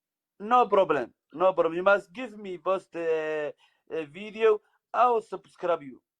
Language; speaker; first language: English; non-native, learner; Somali